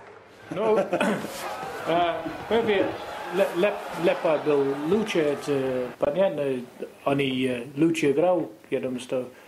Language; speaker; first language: Russian; non-native, learner; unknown